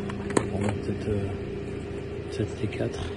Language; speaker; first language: French; native; French